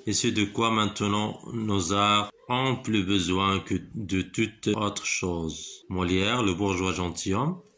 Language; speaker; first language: French; non-native, local second language; Arabic